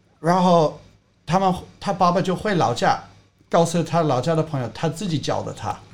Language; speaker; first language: Chinese; non-native, fluent; English